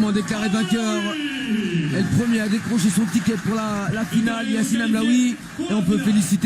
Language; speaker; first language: French; native; French